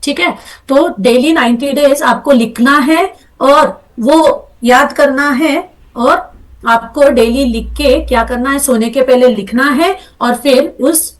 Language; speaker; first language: Hindi; non-native, local second language; Marathi